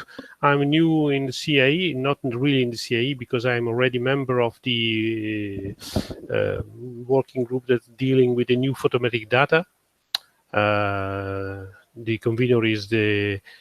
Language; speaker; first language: English; non-native, fluent; Italian